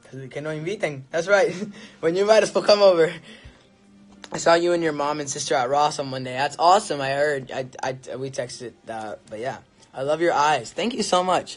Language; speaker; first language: English; early bilingual, other home language; Spanish